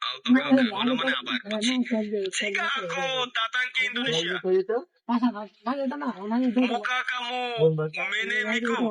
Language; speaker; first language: Indonesian; non-native, learner; Bangla